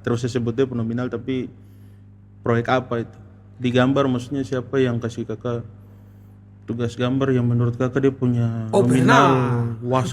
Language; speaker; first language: Malay; native; Malay